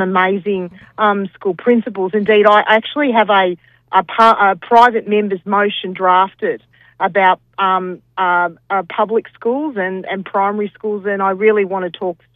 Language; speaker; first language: English; native; English